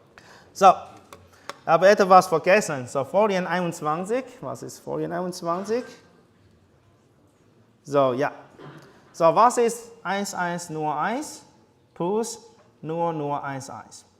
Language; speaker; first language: German; non-native, learner; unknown